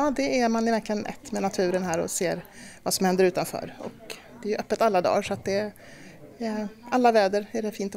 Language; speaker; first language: Swedish; native; Swedish